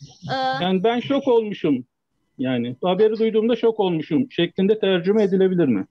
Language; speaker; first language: Turkish; native; Turkish